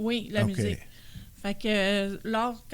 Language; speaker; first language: French; native; French